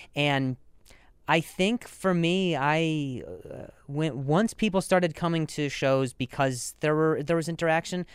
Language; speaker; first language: English; native; English